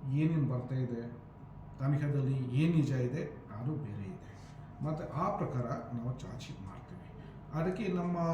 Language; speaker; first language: Kannada; non-native, fluent; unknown